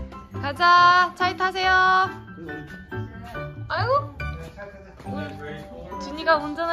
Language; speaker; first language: Korean; native; Korean